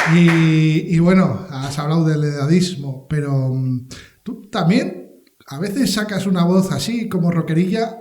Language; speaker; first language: Spanish; native; Spanish